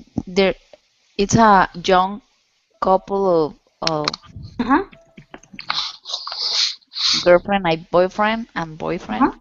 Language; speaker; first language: English; non-native, learner; Spanish